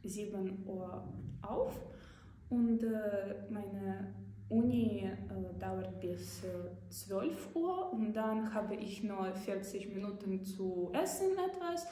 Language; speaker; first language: German; non-native, learner; Ukrainian